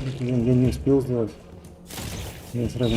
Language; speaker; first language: Russian; native; Russian